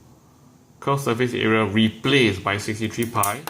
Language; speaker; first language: English; native; English